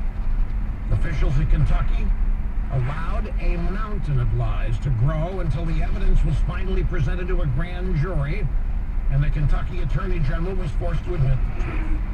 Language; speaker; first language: English; native; English